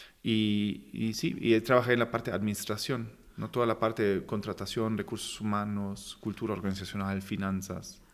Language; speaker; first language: Spanish; non-native, fluent; German